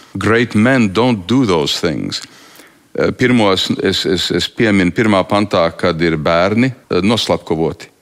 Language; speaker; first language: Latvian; early bilingual, heritage; Latvian